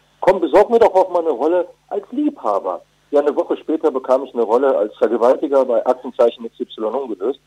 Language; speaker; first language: German; early bilingual, other home language; Turkish